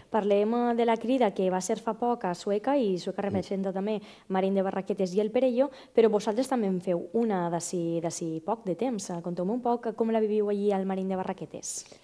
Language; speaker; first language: Catalan; native; Catalan